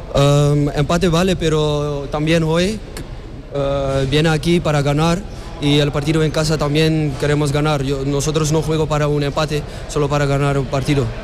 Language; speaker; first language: Spanish; non-native, learner; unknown